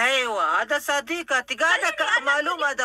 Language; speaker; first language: Arabic; non-native, learner; Pashto